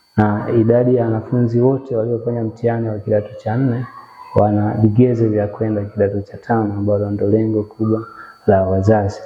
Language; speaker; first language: Swahili; native; Swahili